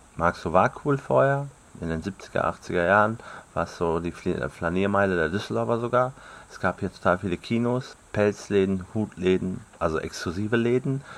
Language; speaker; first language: German; native; German